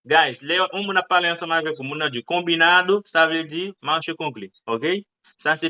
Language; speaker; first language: French; non-native, local second language; Haitian Creole